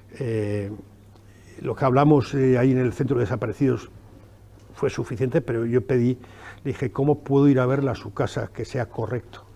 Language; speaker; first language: Spanish; native; Spanish